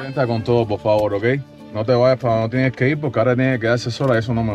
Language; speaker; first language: Spanish; native; Spanish